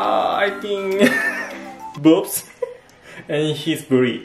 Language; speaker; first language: English; non-native, learner; Korean